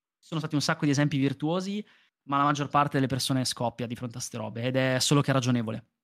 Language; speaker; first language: Italian; native; Italian